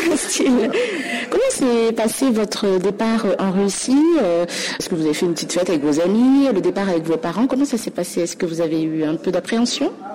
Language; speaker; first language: French; native; French